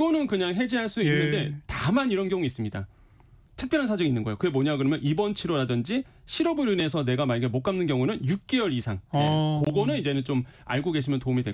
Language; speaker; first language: Korean; native; Korean